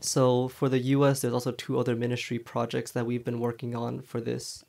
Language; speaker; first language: English; early bilingual, other home language; Chinese